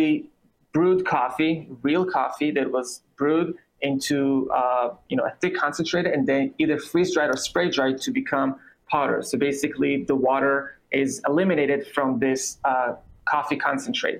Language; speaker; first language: English; non-native, fluent; Hebrew